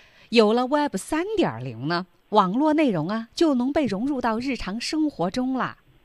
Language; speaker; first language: Chinese; native; Chinese